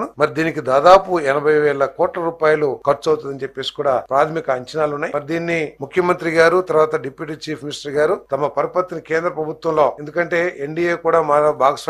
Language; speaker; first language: Telugu; native; Telugu